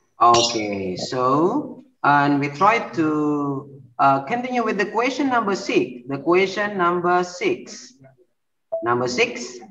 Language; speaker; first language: English; non-native, learner; Indonesian